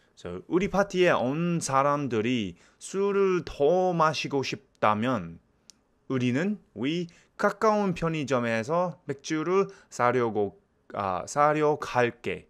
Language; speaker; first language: Korean; non-native, learner; English